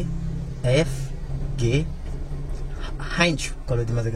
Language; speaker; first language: Indonesian; non-native, fluent; Malagasy